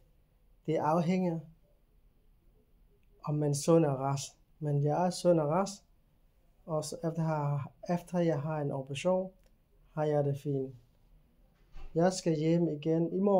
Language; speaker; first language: Danish; non-native, learner; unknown